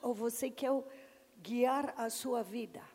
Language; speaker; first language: Portuguese; non-native, learner; English